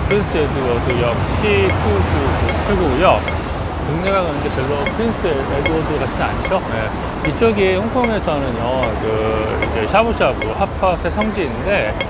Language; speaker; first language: Korean; native; Korean